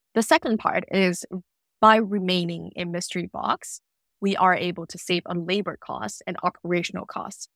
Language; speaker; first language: English; non-native, fluent; Vietnamese